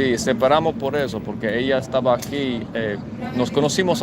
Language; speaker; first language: Spanish; non-native, fluent; English